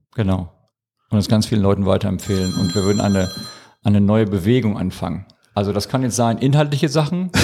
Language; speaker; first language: German; native; German